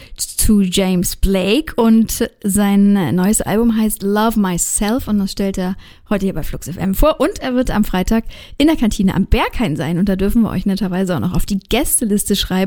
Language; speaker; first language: German; native; German